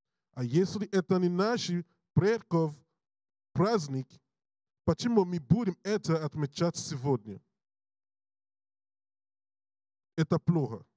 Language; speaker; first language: Russian; non-native, learner; English